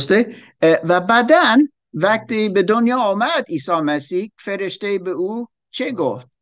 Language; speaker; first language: Persian; non-native, learner; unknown